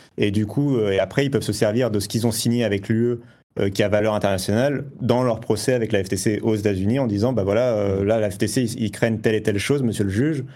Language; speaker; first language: French; native; French